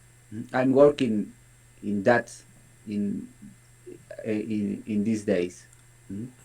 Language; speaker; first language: English; non-native, learner; Spanish